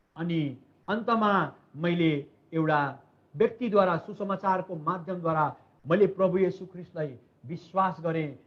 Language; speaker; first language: Nepali; native; Nepali